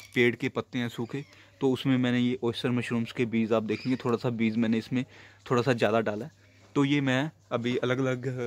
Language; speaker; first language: Hindi; non-native, local second language; Punjabi